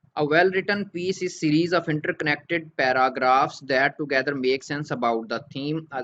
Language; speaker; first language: English; non-native, local second language; Urdu